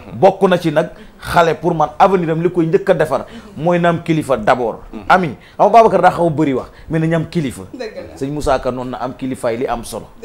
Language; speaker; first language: Wolof; native; Wolof